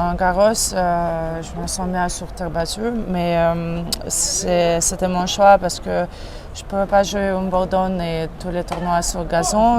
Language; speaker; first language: French; non-native, fluent; Russian